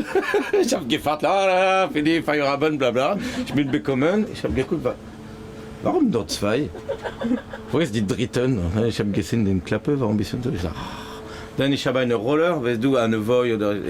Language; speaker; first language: German; non-native, learner; French